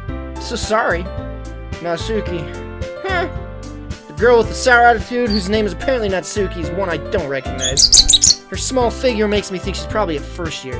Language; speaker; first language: English; native; English